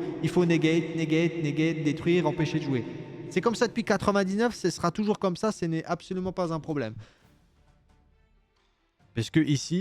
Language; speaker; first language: French; native; French